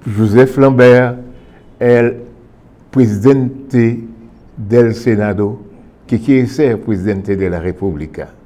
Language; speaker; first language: Spanish; non-native, fluent; Haitian Creole